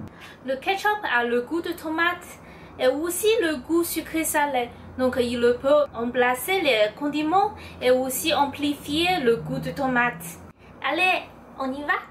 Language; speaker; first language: French; non-native, fluent; Chinese